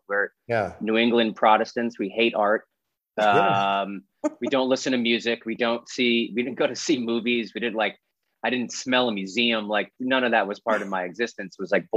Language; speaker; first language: English; native; English